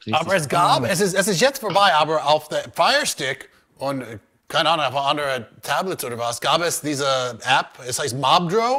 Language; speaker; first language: German; non-native, learner; English